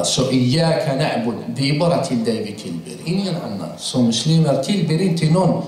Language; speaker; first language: Swedish; non-native, fluent; Arabic